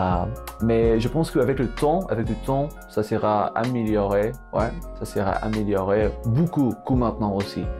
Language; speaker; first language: French; non-native, learner; English